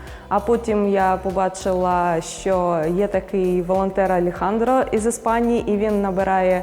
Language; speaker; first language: Ukrainian; non-native, local second language; Russian